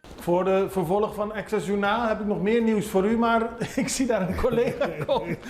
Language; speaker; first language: Dutch; non-native, local second language; Papiamento